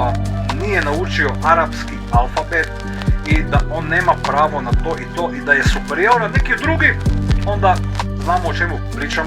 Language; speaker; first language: Croatian; native; Croatian